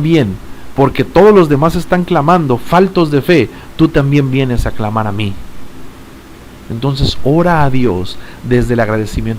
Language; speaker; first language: Spanish; native; Spanish